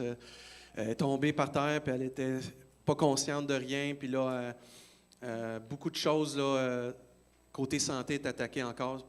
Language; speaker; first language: French; native; French